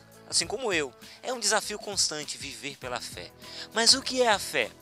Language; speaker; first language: Portuguese; native; Portuguese